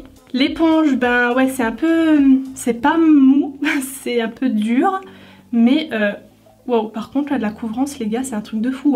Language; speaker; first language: French; native; French